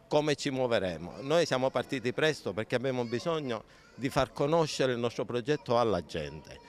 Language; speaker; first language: Italian; native; Italian